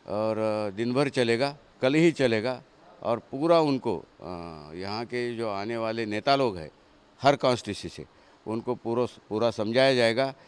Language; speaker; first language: Hindi; non-native, local second language; Marathi